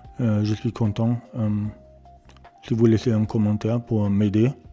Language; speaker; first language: French; non-native, learner; German